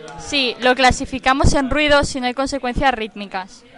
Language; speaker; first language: Spanish; native; Spanish